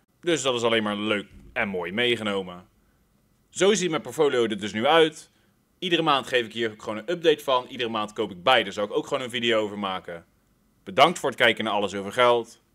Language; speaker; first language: Dutch; native; Dutch